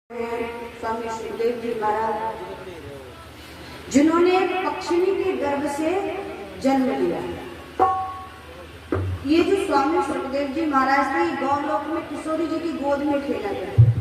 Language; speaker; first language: Hindi; native; Hindi